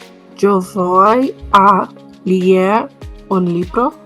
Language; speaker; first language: Spanish; non-native, learner; English